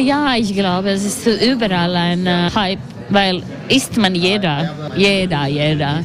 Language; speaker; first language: German; non-native, learner; Latvian